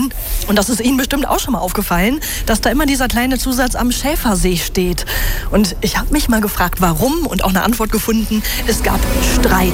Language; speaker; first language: German; native; German